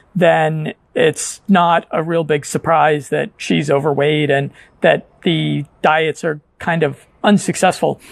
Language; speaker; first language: English; native; English